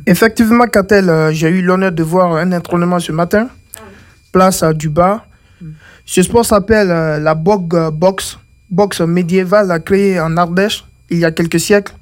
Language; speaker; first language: French; native; French